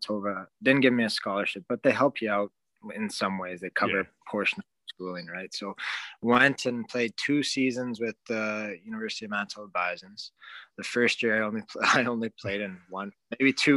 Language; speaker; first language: English; native; English